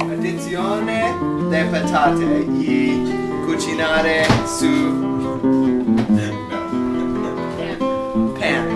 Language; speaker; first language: Italian; non-native, learner; English